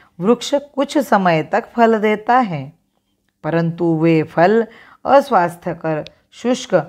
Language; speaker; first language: Hindi; non-native, local second language; Marathi